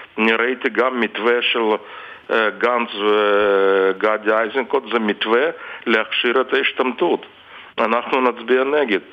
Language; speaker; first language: Hebrew; non-native, fluent; Russian